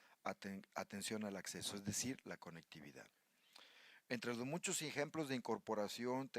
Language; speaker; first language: Spanish; native; Spanish